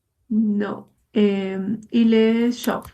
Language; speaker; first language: French; non-native, learner; Spanish